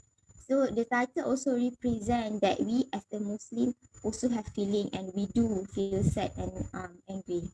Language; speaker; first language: English; non-native, local second language; Malay